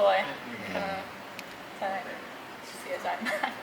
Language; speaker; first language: Thai; non-native, learner; English